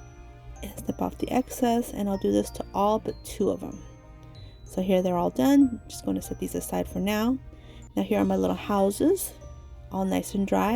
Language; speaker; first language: English; native; English